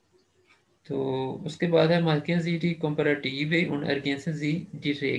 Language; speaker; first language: German; non-native, fluent; Urdu